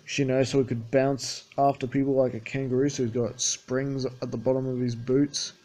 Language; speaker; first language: English; native; English